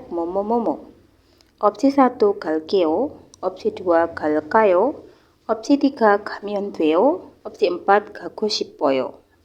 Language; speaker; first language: Korean; non-native, fluent; Indonesian